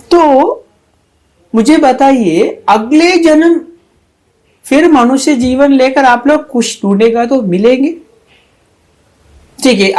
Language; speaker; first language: Hindi; non-native, fluent; Sinhala